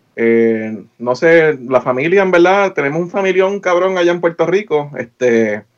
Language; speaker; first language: Spanish; native; Spanish